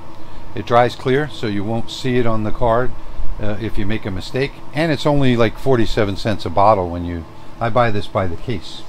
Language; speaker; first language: English; native; English